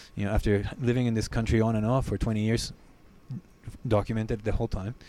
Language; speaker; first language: English; non-native, fluent; Spanish